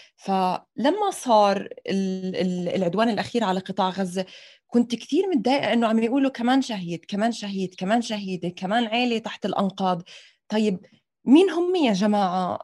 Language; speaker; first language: Arabic; native; Arabic